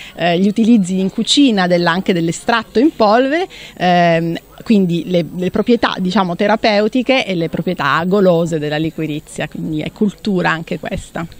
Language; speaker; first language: Italian; native; Italian